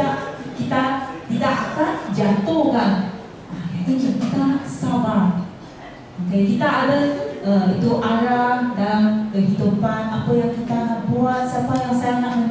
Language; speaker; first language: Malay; non-native, local second language; Chinese